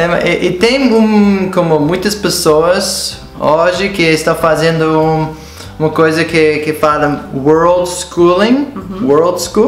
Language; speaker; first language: Portuguese; non-native, fluent; English